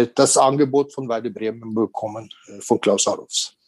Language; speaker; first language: German; non-native, fluent; Norwegian